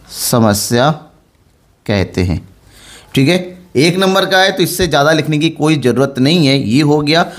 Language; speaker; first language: Hindi; native; Hindi